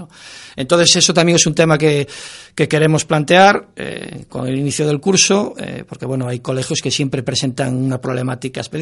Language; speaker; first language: Spanish; native; Spanish